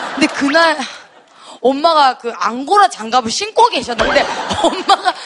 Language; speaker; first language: Korean; native; Korean